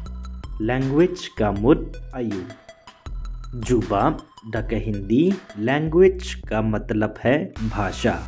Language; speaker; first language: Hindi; non-native, local second language; Khasi